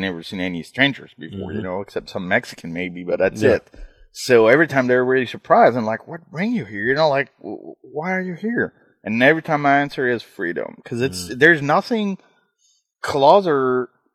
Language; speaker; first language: English; non-native, fluent; French